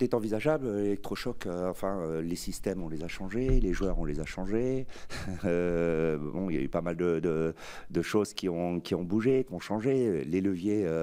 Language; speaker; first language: French; native; French